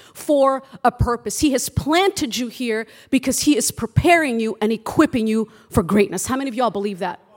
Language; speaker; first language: English; early bilingual, other home language; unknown